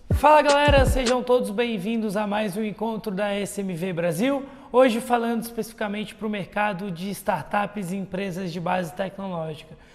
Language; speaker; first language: Portuguese; native; Portuguese